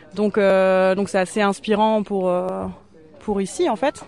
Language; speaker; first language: French; native; French